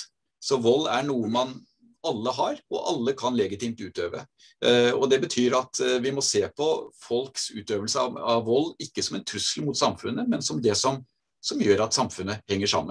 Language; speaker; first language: Norwegian; native; Norwegian